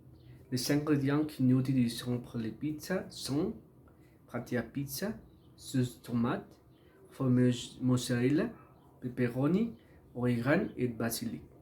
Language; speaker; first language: French; non-native, learner; Spanish